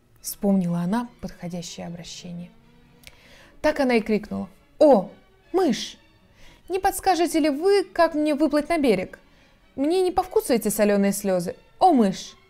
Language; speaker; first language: Russian; native; Russian